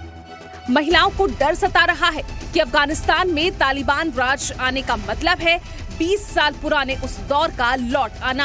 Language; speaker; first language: Hindi; native; Hindi